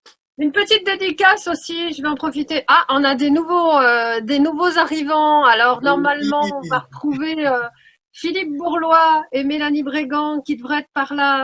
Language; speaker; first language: French; native; French